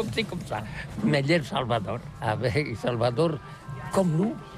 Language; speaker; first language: French; non-native, learner; Catalan